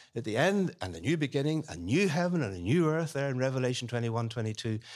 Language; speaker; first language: English; native; English